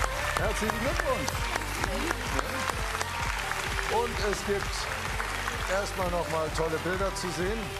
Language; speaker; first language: German; native; German